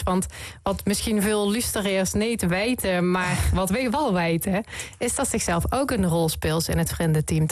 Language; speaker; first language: Dutch; native; Dutch